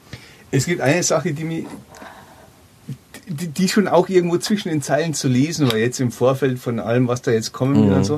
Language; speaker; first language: German; native; German